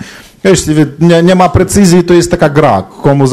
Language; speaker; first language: Polish; non-native, fluent; Ukrainian